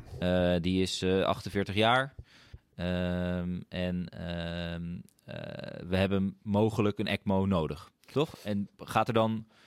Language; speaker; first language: Dutch; native; Dutch